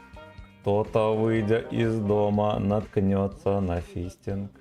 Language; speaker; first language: Russian; native; Russian